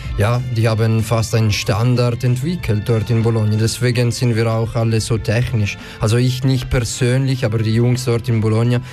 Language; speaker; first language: German; non-native, fluent; Italian